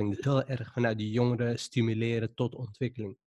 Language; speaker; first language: Dutch; non-native, local second language; Arabic